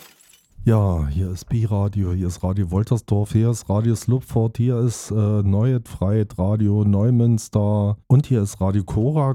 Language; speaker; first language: German; native; German